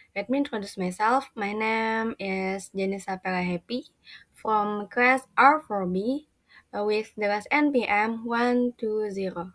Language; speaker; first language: English; non-native, learner; Indonesian